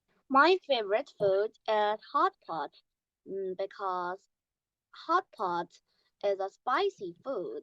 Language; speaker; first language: English; non-native, learner; Chinese